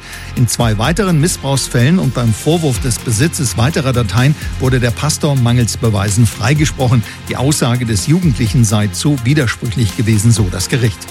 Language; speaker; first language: German; native; German